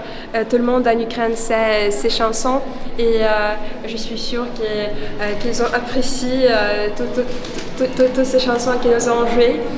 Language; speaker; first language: French; non-native, fluent; Ukrainian